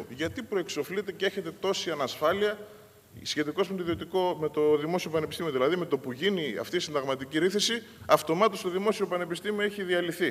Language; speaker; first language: Greek; native; Greek